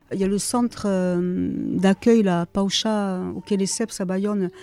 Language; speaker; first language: French; native; French